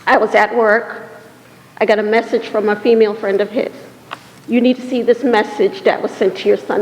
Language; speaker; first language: English; native; English